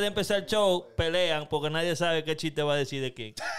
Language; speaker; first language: Spanish; early bilingual, heritage; Spanish